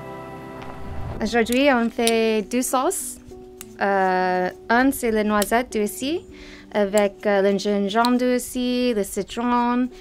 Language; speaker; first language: French; non-native, learner; English